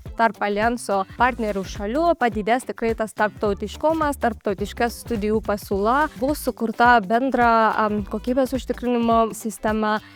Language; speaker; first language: Lithuanian; non-native, fluent; Georgian